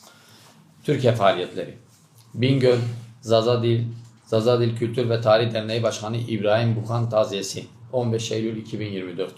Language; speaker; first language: Turkish; native; Turkish